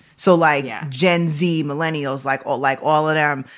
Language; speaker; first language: English; native; English